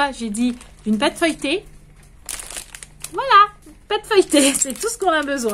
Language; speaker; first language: French; native; French